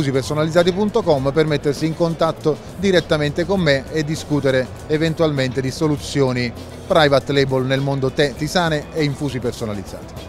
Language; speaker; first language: Italian; native; Italian